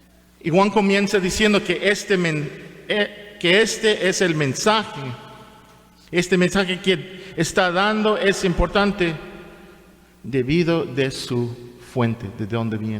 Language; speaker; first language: Spanish; non-native, fluent; English